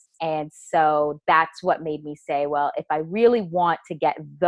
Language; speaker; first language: English; native; English